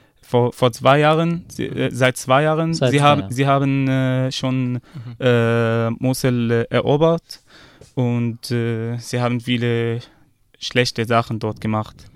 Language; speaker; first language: German; non-native, fluent; Arabic